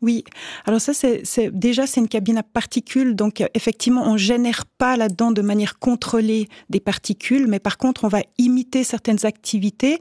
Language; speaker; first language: French; native; French